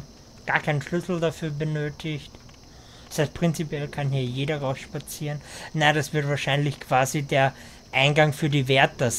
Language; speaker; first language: German; native; German